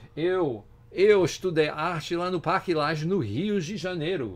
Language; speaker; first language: Portuguese; non-native, fluent; English